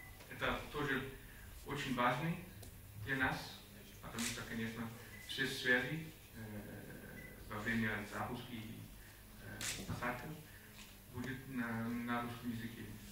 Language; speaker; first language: Russian; non-native, learner; Danish